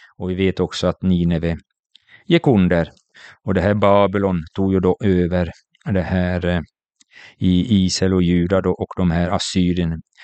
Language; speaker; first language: Swedish; native; Swedish